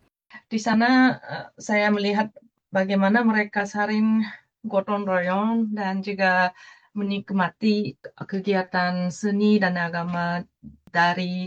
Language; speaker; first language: Indonesian; non-native, fluent; Japanese